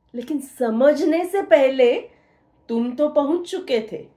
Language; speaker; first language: Hindi; non-native, local second language; Marathi